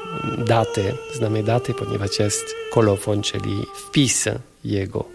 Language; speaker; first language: Polish; non-native, fluent; French